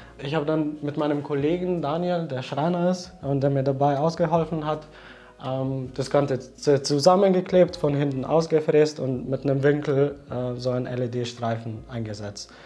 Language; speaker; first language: German; non-native, fluent; Slovenian